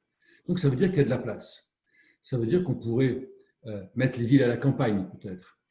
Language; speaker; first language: French; native; French